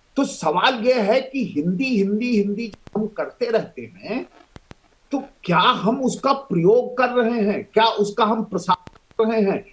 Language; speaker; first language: Hindi; native; Hindi